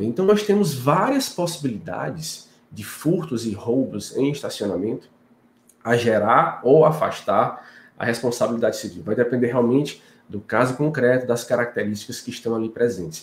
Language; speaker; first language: Portuguese; native; Portuguese